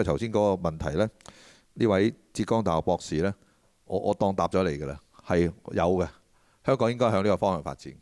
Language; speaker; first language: Cantonese; native; Cantonese